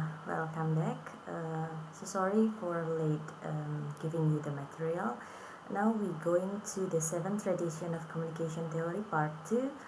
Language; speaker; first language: English; non-native, fluent; Indonesian